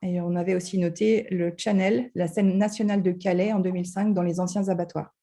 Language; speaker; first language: French; native; French